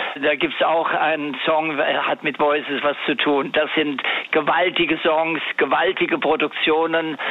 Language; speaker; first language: German; native; German